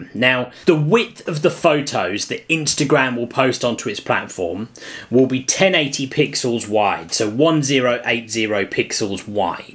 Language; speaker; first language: English; native; English